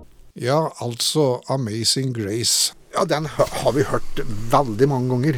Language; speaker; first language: Norwegian; native; Norwegian